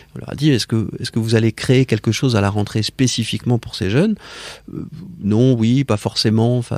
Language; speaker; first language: French; native; French